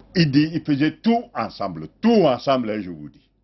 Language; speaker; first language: French; non-native, local second language; Mandingo